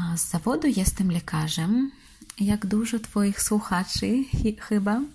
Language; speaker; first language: Polish; non-native, fluent; Russian